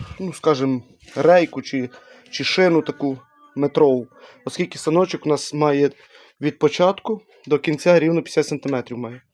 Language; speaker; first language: Ukrainian; native; Ukrainian